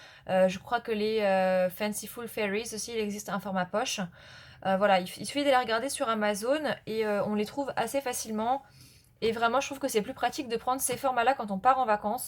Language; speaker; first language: French; native; French